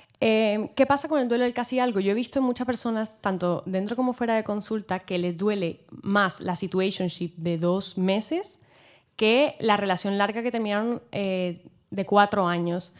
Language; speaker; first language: Spanish; native; Spanish